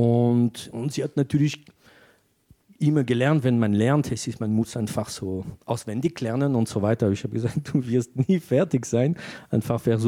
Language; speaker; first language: German; non-native, fluent; French